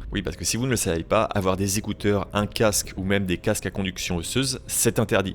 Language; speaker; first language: French; native; French